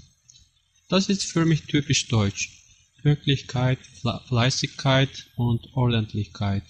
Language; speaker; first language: German; non-native, learner; Turkish